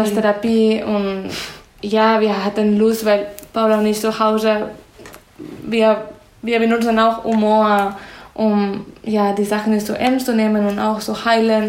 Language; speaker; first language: German; non-native, fluent; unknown